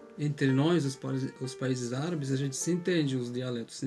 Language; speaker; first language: Portuguese; non-native, fluent; Arabic